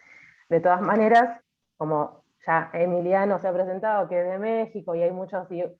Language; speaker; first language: Spanish; native; Spanish